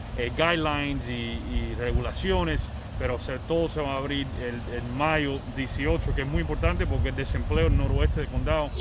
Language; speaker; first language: Spanish; early bilingual, heritage; Spanish